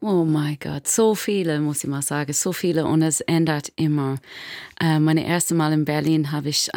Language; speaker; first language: German; non-native, learner; English